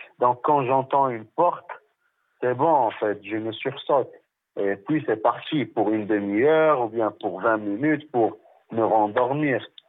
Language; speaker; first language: French; non-native, local second language; Arabic